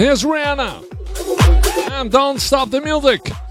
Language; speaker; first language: English; non-native, learner; German